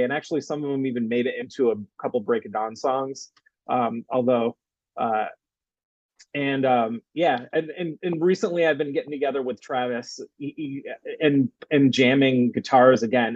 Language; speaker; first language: English; native; English